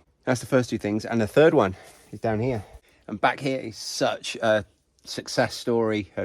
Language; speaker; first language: English; native; English